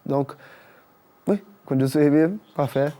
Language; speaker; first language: French; non-native, fluent; Portuguese